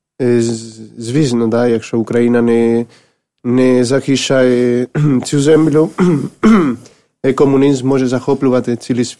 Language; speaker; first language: Ukrainian; non-native, learner; Spanish